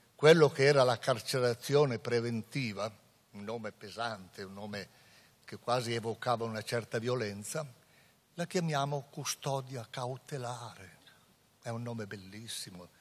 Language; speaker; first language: Italian; native; Italian